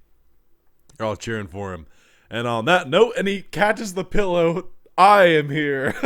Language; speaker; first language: English; native; English